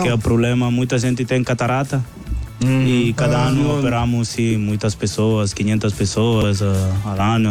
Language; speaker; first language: Portuguese; non-native, local second language; Spanish